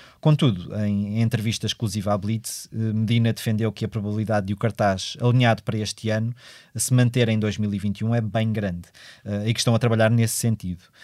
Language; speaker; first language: Portuguese; native; Portuguese